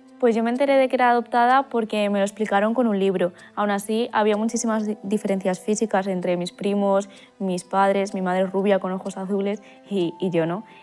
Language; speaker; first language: Spanish; native; Spanish